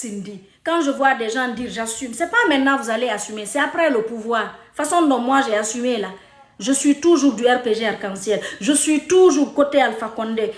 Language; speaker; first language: French; non-native, local second language; Mandingo